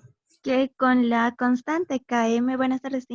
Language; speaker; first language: Spanish; native; Spanish